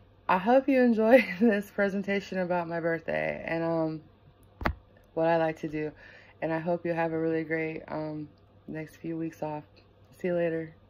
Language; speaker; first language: English; native; English